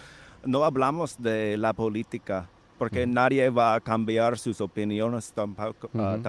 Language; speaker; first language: Spanish; non-native, fluent; English